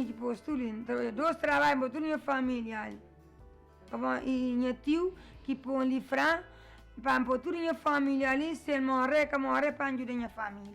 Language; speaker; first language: Portuguese; non-native, learner; Kabuverdianu